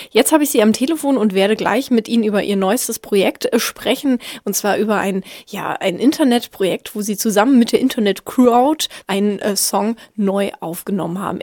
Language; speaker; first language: German; native; German